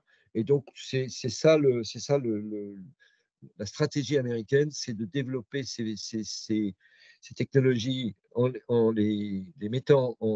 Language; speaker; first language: French; native; French